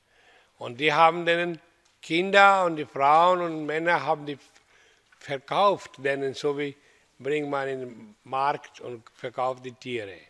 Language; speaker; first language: German; non-native, learner; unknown